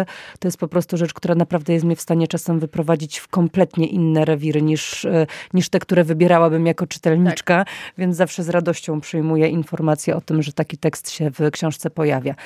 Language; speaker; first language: Polish; native; Polish